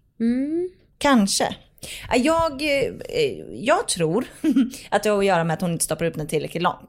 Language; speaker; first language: Swedish; native; Swedish